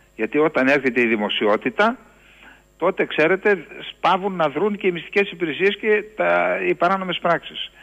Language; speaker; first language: Greek; native; Greek